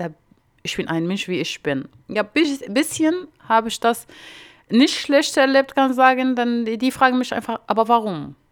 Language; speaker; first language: German; non-native, fluent; Arabic